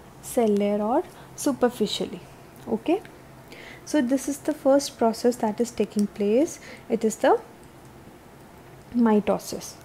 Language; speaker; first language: English; non-native, local second language; Hindi